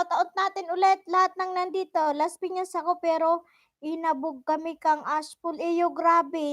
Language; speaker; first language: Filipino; non-native, local second language; Bikol